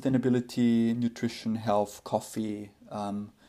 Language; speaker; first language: English; non-native, fluent; German